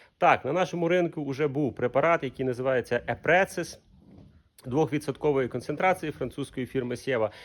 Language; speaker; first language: Ukrainian; non-native, local second language; Russian